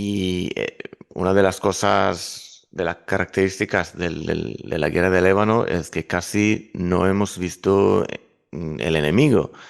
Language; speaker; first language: Spanish; non-native, fluent; Hebrew